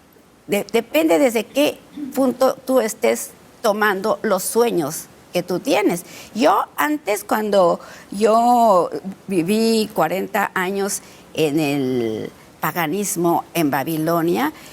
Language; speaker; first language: Spanish; native; Spanish